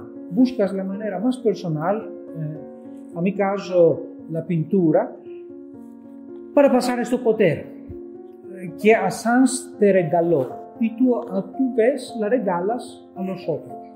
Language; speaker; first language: Spanish; non-native, fluent; Greek